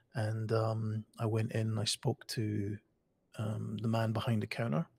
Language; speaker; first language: English; native; English